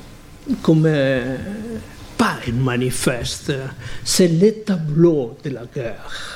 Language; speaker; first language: French; non-native, fluent; Spanish